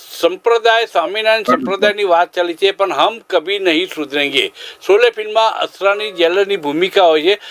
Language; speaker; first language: Gujarati; native; Gujarati